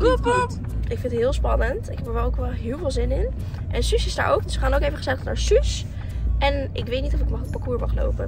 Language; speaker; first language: Dutch; native; Dutch